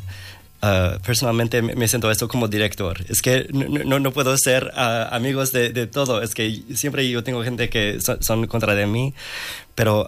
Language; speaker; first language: Spanish; non-native, learner; English